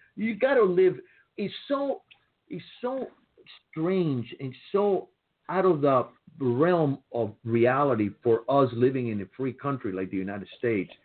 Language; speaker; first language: English; early bilingual, other home language; Spanish